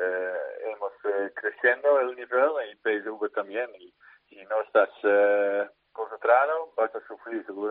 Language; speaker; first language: Spanish; non-native, fluent; Dutch